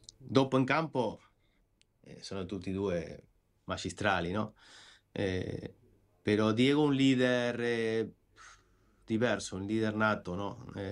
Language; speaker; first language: Italian; non-native, fluent; Spanish